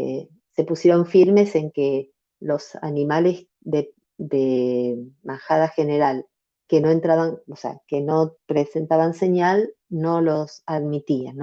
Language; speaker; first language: Spanish; native; Spanish